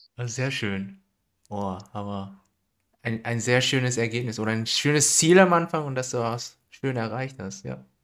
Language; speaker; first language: German; native; German